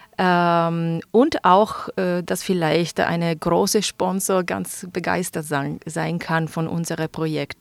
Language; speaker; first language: German; non-native, fluent; Italian